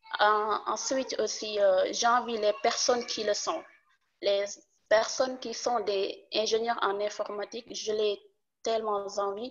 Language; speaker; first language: French; non-native, local second language; Wolof